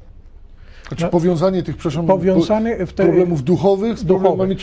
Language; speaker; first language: Polish; native; Polish